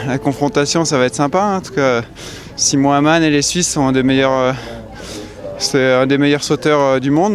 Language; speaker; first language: French; native; French